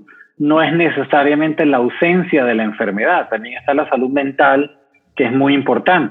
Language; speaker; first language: Spanish; native; Spanish